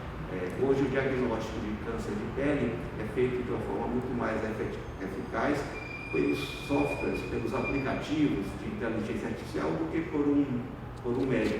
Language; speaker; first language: Portuguese; native; Portuguese